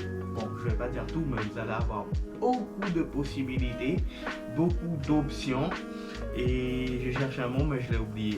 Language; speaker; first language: French; non-native, fluent; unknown